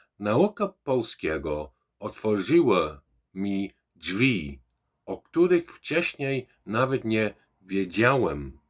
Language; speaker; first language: Polish; non-native, fluent; English